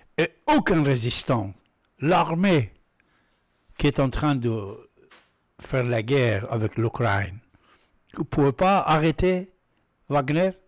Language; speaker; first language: French; non-native, fluent; Persian